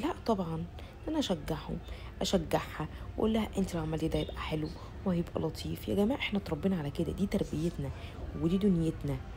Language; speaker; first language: Arabic; native; Arabic